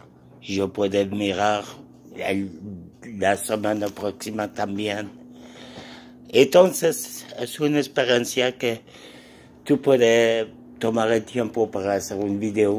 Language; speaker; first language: Spanish; non-native, learner; French